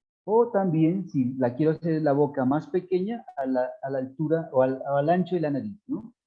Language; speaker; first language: Spanish; native; Spanish